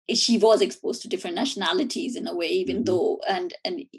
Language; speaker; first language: English; non-native, local second language; Hindi